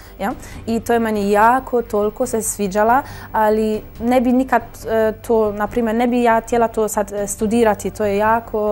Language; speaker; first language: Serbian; early bilingual, heritage; German